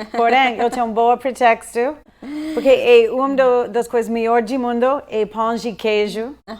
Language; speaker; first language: Portuguese; non-native, fluent; English